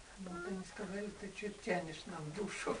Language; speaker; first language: Russian; native; Russian